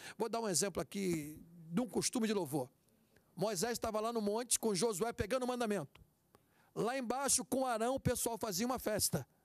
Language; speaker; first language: Portuguese; native; Portuguese